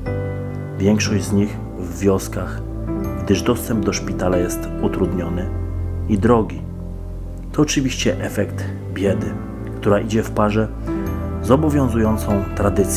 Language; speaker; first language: Polish; native; Polish